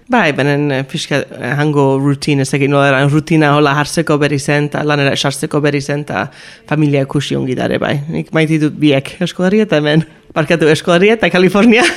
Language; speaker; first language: Basque; early bilingual, heritage; Basque